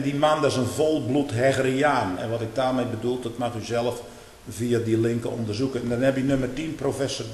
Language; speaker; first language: Dutch; native; Dutch